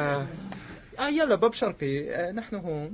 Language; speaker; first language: Arabic; non-native, fluent; English